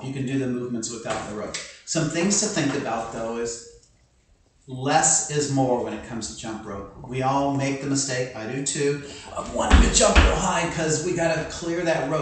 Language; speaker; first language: English; native; English